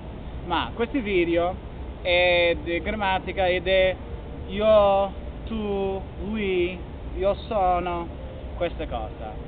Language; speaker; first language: Italian; non-native, learner; English